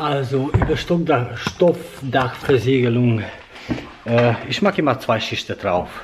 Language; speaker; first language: German; non-native, fluent; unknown